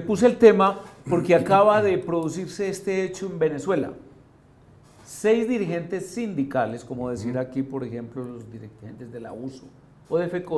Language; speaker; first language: Spanish; native; Spanish